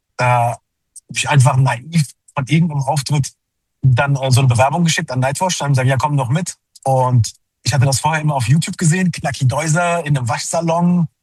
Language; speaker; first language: German; native; German